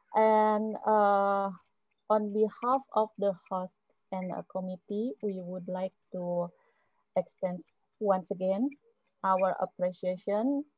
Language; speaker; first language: English; non-native, fluent; Indonesian